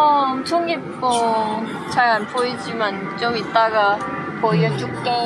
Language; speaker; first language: Korean; non-native, learner; Thai